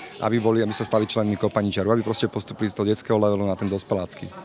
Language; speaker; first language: Slovak; native; Slovak